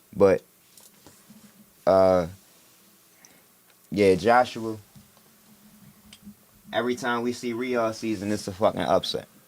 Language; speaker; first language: English; native; English